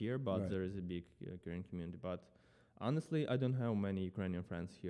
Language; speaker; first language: English; non-native, fluent; Ukrainian